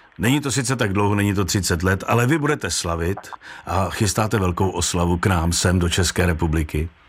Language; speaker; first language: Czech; native; Czech